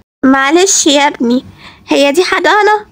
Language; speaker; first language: Arabic; native; Arabic